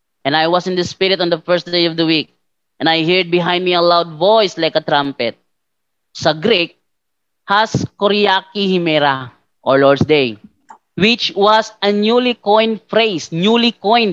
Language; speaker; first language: English; non-native, local second language; Filipino